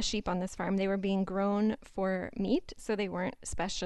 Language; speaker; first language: English; native; English